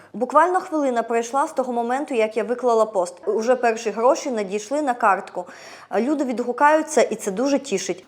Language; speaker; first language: Ukrainian; native; Ukrainian